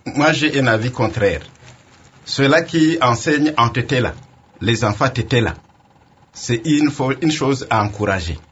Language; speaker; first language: French; non-native, local second language; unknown